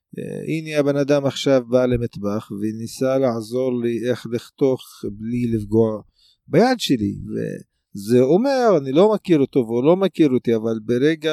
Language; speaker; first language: Hebrew; non-native, local second language; Arabic